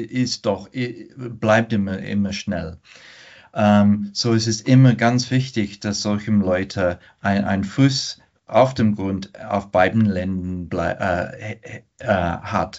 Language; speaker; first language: German; non-native, fluent; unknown